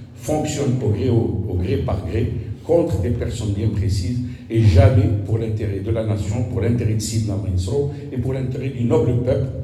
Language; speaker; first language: French; non-native, local second language; Arabic